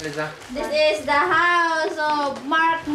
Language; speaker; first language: Dutch; non-native, learner; Cebuano